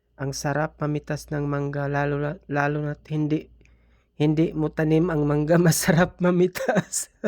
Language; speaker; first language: Filipino; non-native, local second language; Cebuano